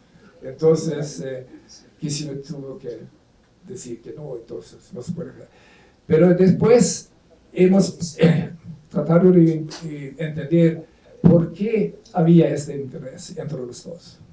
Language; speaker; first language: Spanish; non-native, fluent; Swedish